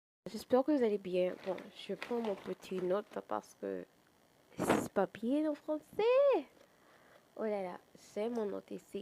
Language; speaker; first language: French; non-native, fluent; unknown